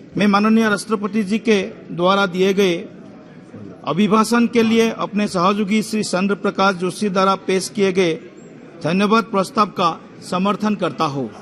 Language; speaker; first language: Hindi; non-native, local second language; Assamese